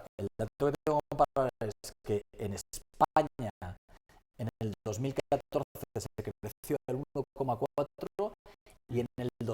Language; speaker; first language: Spanish; native; Spanish